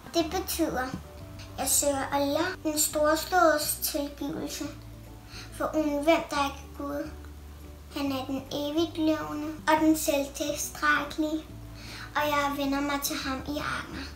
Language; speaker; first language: Danish; early bilingual, other home language; Urdu